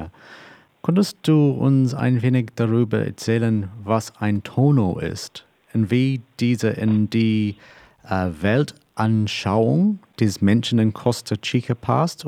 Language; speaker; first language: German; non-native, learner; English